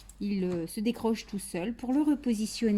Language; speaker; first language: French; native; French